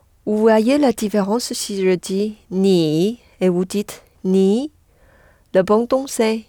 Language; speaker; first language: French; non-native, fluent; Chinese